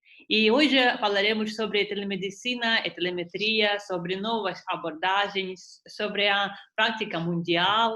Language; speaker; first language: Portuguese; non-native, fluent; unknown